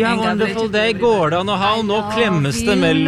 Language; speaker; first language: Norwegian; native; Norwegian